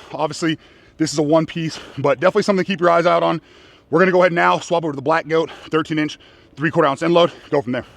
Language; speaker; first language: English; native; English